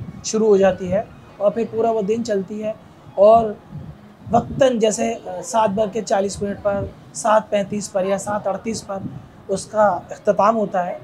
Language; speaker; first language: Urdu; non-native, local second language; Gujarati